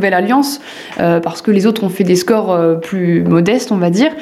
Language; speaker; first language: French; native; French